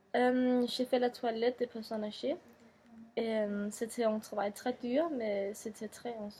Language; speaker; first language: French; non-native, learner; Danish